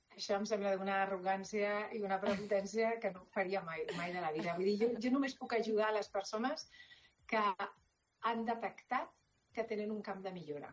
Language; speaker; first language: Catalan; non-native, local second language; Spanish